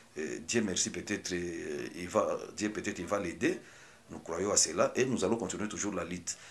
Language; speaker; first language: French; non-native, local second language; Swahili